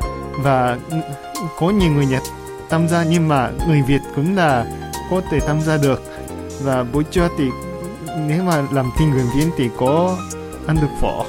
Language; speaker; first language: Vietnamese; non-native, learner; Japanese